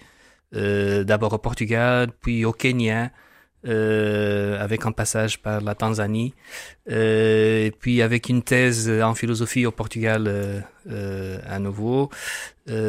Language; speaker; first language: French; non-native, fluent; Portuguese